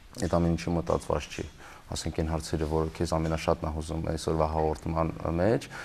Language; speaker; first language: Armenian; native; Armenian